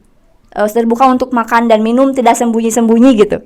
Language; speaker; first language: Indonesian; native; Indonesian